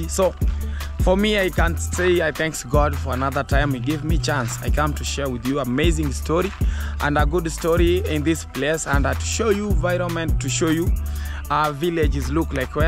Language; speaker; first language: English; non-native, learner; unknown